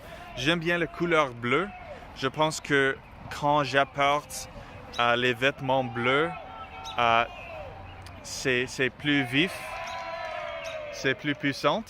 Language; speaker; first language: French; non-native, learner; English